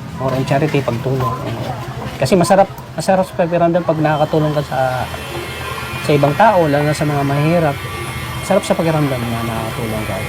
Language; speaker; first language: Filipino; non-native, local second language; Cebuano